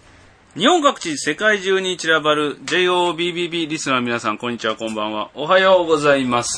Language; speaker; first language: Japanese; native; Japanese